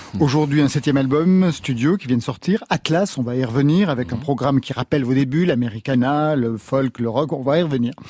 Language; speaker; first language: French; native; French